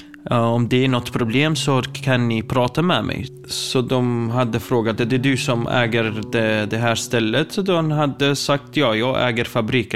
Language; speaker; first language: Swedish; non-native, fluent; Kurdish